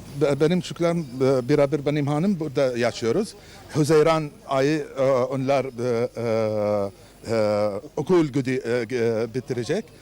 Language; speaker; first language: Turkish; non-native, learner; Arabic